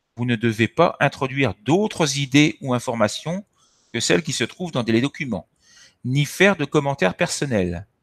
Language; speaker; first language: French; native; French